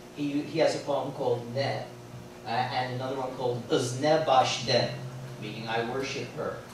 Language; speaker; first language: English; native; English